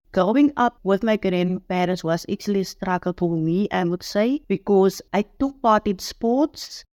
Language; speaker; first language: English; non-native, local second language; Afrikaans